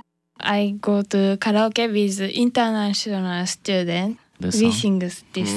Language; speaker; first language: English; non-native, learner; Japanese